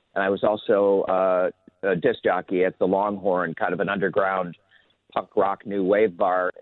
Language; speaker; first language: English; native; English